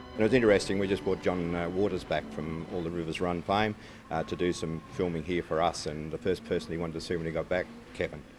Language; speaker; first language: English; native; English